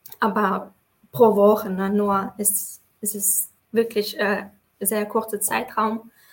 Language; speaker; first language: German; non-native, fluent; Tajik